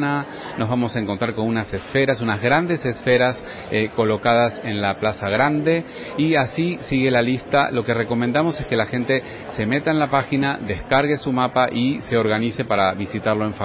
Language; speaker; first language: Spanish; native; Spanish